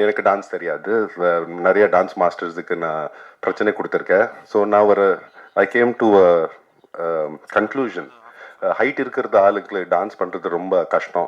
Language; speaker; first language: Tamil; non-native, local second language; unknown